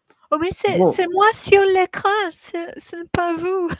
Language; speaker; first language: French; non-native, fluent; English